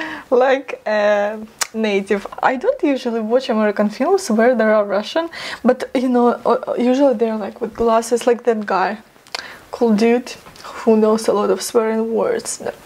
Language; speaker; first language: English; non-native, fluent; Ukrainian